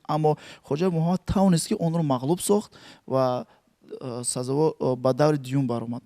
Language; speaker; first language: Tajik; native; Tajik